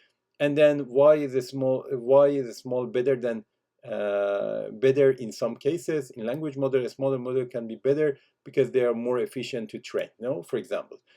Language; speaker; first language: English; non-native, fluent; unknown